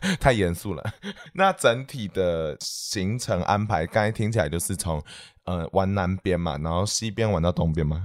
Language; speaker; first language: Chinese; native; Chinese